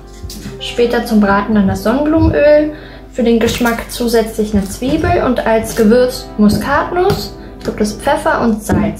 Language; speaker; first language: German; native; German